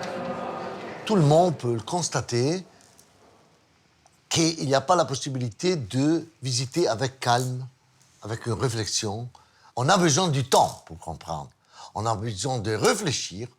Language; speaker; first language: French; non-native, fluent; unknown